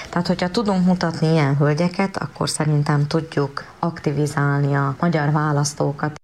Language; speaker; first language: Hungarian; native; Hungarian